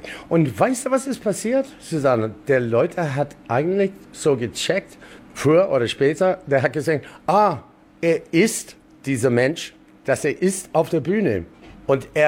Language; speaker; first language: German; non-native, learner; English